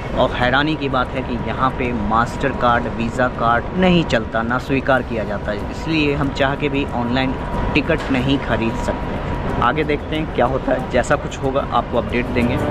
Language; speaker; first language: Hindi; native; Hindi